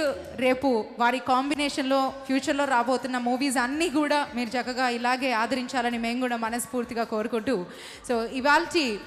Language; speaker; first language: Telugu; native; Telugu